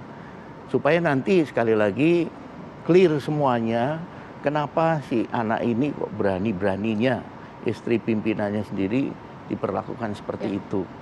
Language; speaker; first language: Indonesian; native; Indonesian